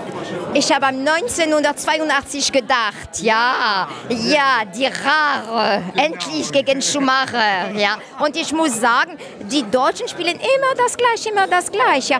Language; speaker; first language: German; non-native, fluent; French